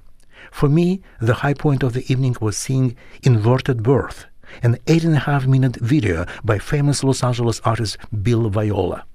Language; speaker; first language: English; non-native, fluent; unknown